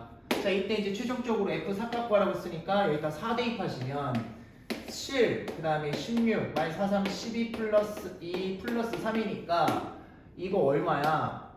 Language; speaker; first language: Korean; native; Korean